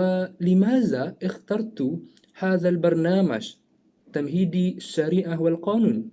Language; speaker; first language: Arabic; non-native, learner; Malay